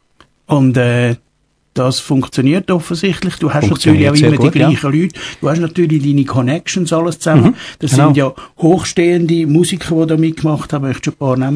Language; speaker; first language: German; native; German